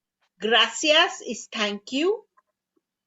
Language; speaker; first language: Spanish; non-native, fluent; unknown